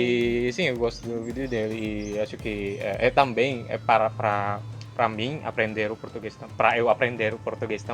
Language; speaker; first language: Portuguese; non-native, fluent; Indonesian